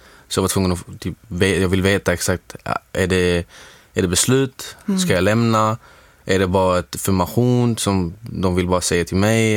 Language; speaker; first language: Swedish; non-native, fluent; Arabic